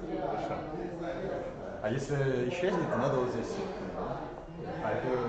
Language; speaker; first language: Russian; native; Russian